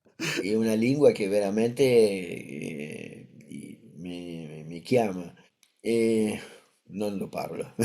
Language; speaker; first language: Italian; non-native, learner; Spanish